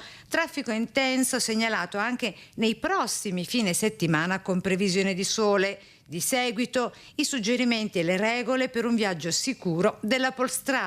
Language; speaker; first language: Italian; native; Italian